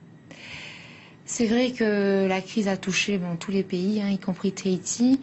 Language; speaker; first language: French; native; French